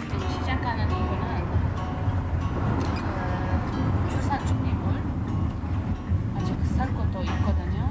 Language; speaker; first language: Korean; non-native, learner; Uzbek